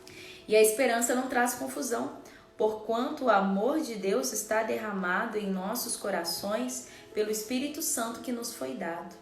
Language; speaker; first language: Portuguese; native; Portuguese